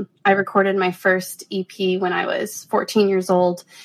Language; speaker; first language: English; native; English